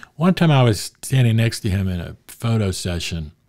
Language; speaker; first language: English; native; English